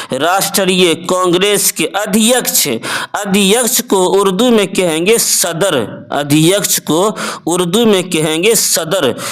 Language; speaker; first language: Urdu; native; Urdu